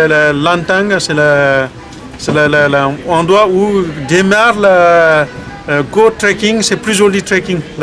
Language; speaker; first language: French; non-native, learner; Nepali